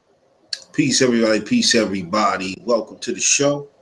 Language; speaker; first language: English; native; English